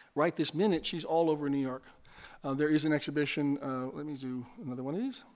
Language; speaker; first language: English; native; English